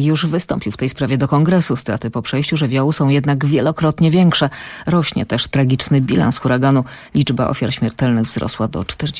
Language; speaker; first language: Polish; native; Polish